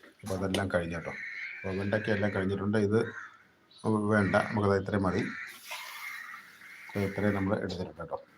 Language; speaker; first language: Malayalam; native; Malayalam